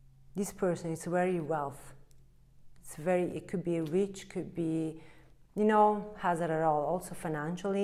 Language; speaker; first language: English; non-native, fluent; Italian